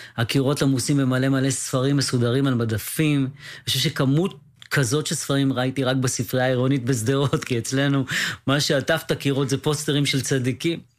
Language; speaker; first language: Hebrew; native; Hebrew